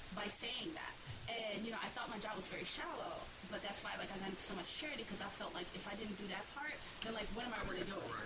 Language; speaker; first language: English; early bilingual, other home language; Bosnian